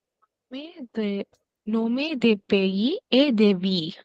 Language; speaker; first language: French; non-native, learner; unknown